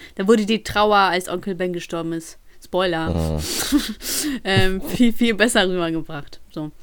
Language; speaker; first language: German; early bilingual, other home language; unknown